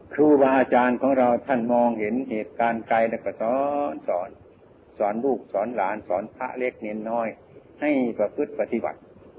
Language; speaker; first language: Thai; non-native, local second language; Northeastern Thai